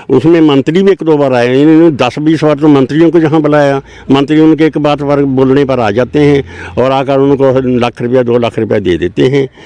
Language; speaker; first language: Hindi; non-native, local second language; Punjabi